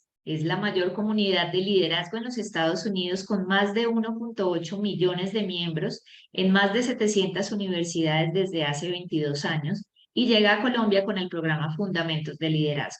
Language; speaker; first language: Spanish; native; Spanish